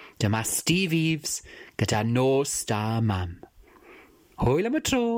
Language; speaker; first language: Welsh; non-native, fluent; English